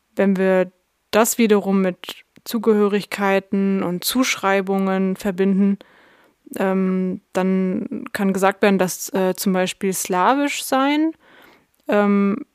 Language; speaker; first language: German; early bilingual, other home language; Russian